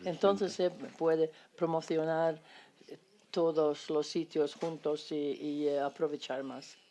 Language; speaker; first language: Spanish; non-native, fluent; Swedish